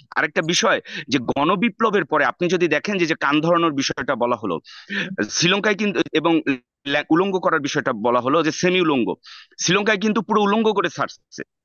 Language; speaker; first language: Bangla; native; Bangla